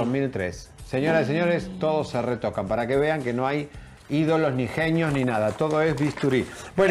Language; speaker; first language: Spanish; native; Spanish